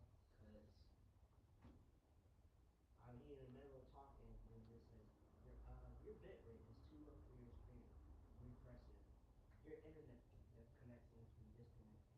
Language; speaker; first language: English; native; English